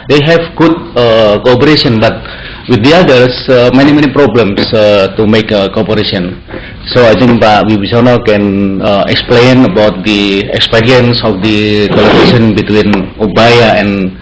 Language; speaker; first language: English; non-native, learner; Indonesian